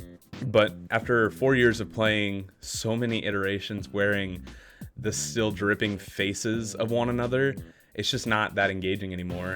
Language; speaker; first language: English; native; English